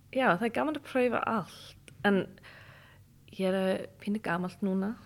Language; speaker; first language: Icelandic; non-native, fluent; English